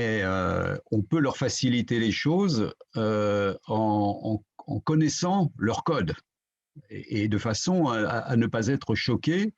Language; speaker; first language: French; native; French